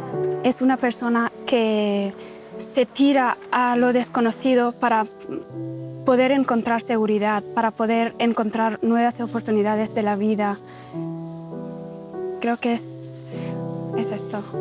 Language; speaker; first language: Spanish; non-native, fluent; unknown